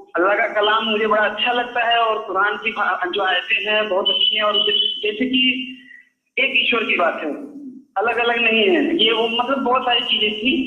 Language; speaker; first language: Hindi; native; Hindi